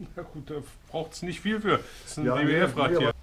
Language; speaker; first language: German; native; German